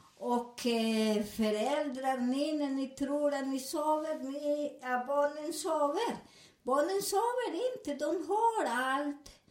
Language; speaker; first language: Swedish; non-native, learner; Spanish